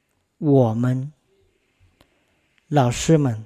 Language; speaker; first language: Chinese; non-native, fluent; Lao